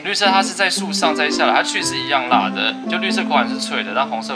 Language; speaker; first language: Chinese; native; Chinese